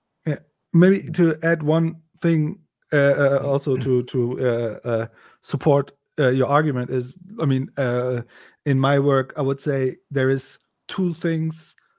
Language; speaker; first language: English; non-native, fluent; German